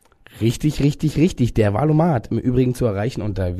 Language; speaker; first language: German; native; German